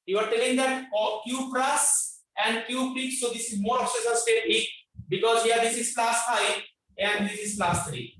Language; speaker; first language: English; non-native, local second language; Bangla